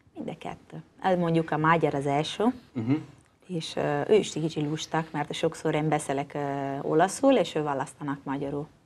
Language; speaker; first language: Hungarian; non-native, learner; Italian